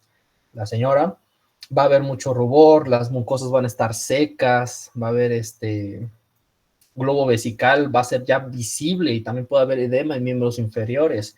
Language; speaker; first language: Spanish; native; Spanish